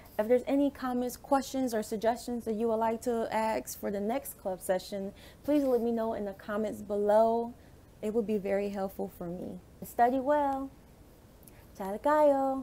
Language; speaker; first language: English; native; English